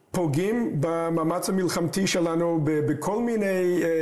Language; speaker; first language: Hebrew; non-native, fluent; English